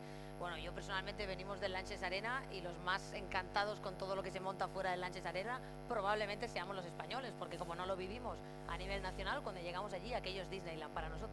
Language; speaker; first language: Spanish; native; Spanish